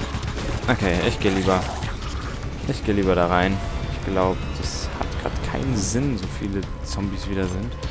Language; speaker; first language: German; native; German